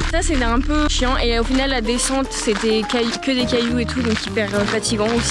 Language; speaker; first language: French; native; French